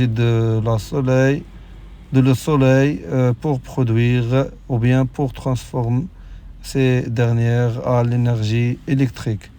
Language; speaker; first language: French; non-native, local second language; Arabic